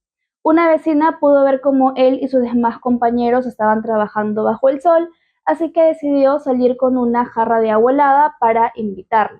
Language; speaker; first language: Spanish; native; Spanish